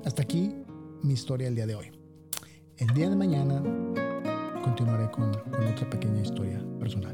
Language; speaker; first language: English; non-native, fluent; Spanish